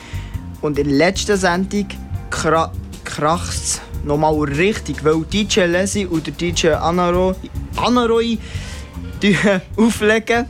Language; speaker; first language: German; native; German